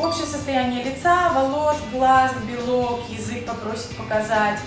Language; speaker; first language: Russian; native; Russian